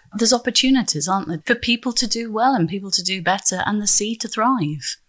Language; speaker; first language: English; native; English